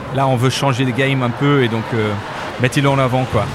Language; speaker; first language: French; non-native, fluent; English